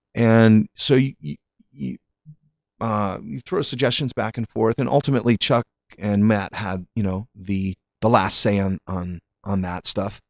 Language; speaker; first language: English; native; English